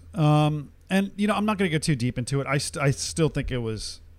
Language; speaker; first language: English; early bilingual, other home language; Hindi